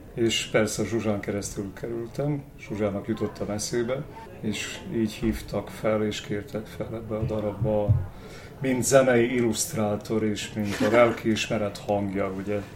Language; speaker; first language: Hungarian; native; Hungarian